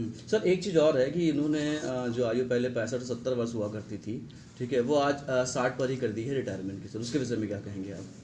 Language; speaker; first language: Hindi; native; Hindi